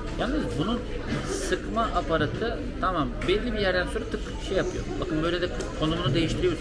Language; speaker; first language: Turkish; native; Turkish